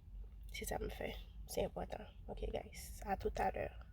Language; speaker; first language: French; non-native, local second language; Haitian Creole